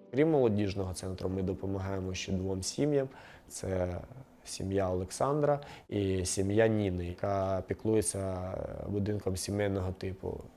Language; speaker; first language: Ukrainian; native; Ukrainian